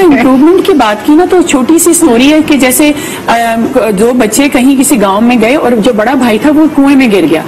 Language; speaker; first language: Urdu; native; Urdu